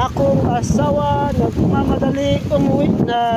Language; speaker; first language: Filipino; non-native, learner; German